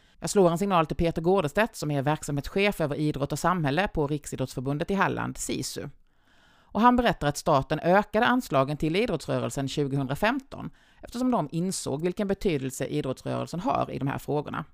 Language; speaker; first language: Swedish; native; Swedish